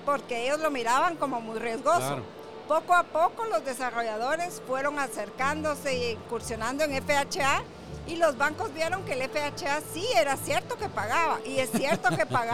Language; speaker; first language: Spanish; native; Spanish